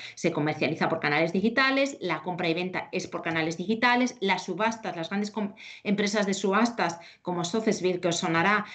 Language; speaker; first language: Spanish; native; Spanish